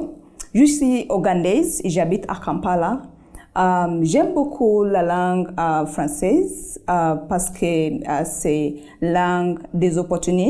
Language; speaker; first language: French; non-native, learner; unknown